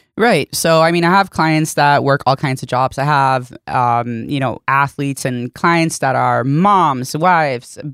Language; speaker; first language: English; non-native, fluent; Swedish